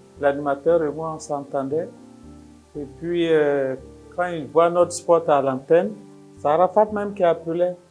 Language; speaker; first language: French; non-native, local second language; Dyula